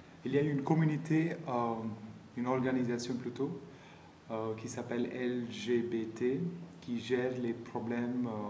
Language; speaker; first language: French; non-native, fluent; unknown